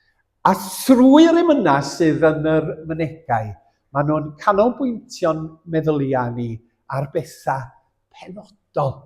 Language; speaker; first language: Welsh; native; Welsh